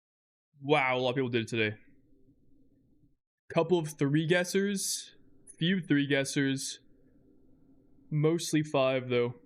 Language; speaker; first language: English; native; English